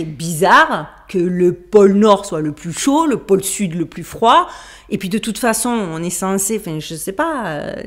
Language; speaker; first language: French; native; French